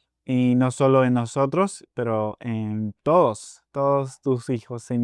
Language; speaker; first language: Spanish; non-native, fluent; English